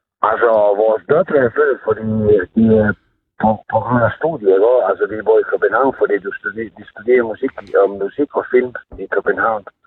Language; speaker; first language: Danish; non-native, fluent; Serbian